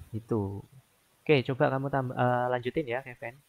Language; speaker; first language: Indonesian; native; Indonesian